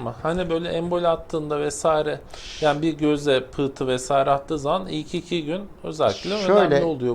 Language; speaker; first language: Turkish; native; Turkish